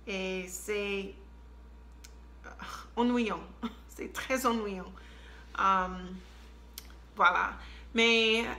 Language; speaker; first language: French; non-native, learner; English